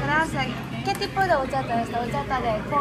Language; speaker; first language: Spanish; non-native, learner; Japanese